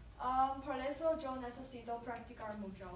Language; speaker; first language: Spanish; non-native, learner; English